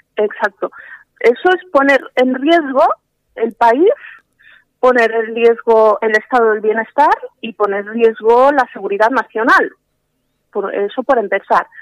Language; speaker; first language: Spanish; early bilingual, other home language; Arabic